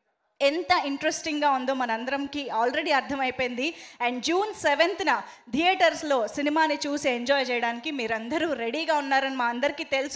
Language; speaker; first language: Telugu; native; Telugu